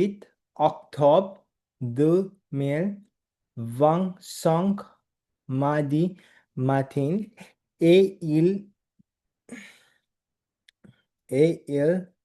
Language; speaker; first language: French; non-native, learner; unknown